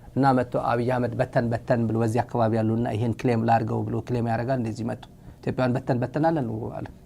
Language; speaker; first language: Amharic; non-native, local second language; Tigrinya